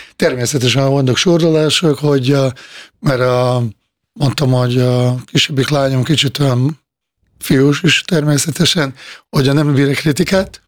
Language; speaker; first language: Hungarian; non-native, fluent; Bosnian